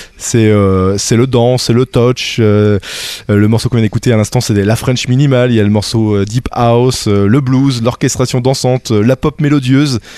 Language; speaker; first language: French; native; French